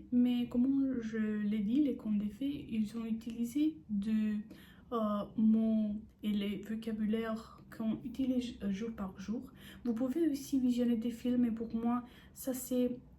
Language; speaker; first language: French; non-native, learner; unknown